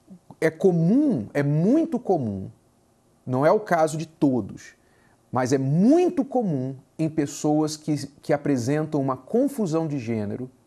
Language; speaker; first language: Portuguese; native; Portuguese